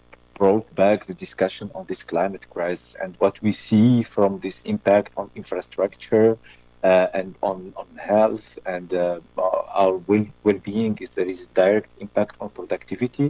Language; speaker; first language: English; non-native, fluent; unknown